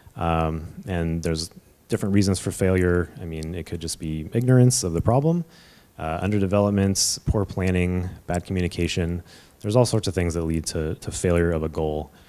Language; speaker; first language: English; native; English